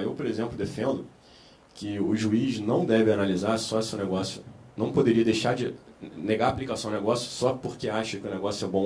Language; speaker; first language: Portuguese; native; Portuguese